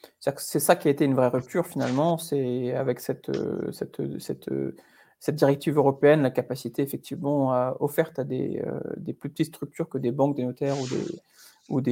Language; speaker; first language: French; native; French